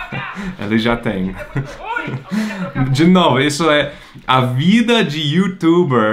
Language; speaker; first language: Portuguese; non-native, fluent; English